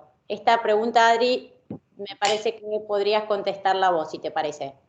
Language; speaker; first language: Spanish; native; Spanish